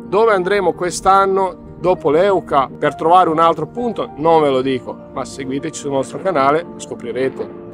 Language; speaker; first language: Italian; non-native, fluent; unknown